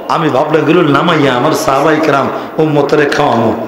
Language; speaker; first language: Bangla; native; Bangla